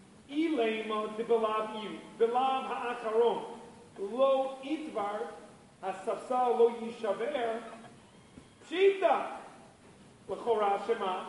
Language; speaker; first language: Hebrew; non-native, fluent; English